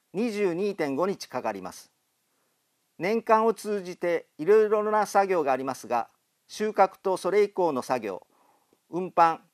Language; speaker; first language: Japanese; native; Japanese